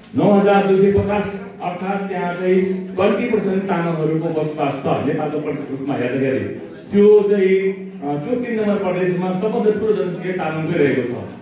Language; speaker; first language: Nepali; non-native, local second language; Eastern Tamang